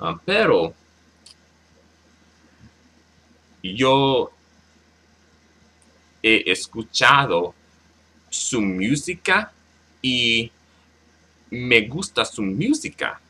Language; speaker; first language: Spanish; non-native, learner; English